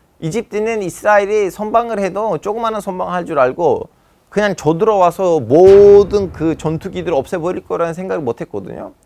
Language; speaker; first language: Korean; non-native, fluent; Turkish